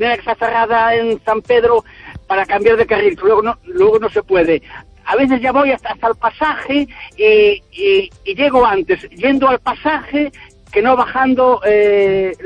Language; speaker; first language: Spanish; native; Spanish